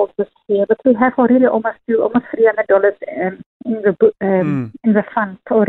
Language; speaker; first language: English; non-native, local second language; Afrikaans